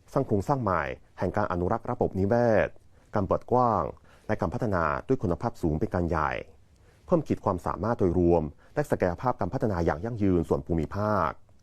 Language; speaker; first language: Thai; non-native, fluent; Chinese